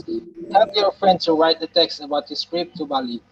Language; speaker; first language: English; non-native, learner; Indonesian